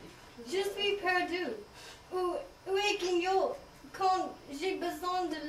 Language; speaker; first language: French; non-native, learner; English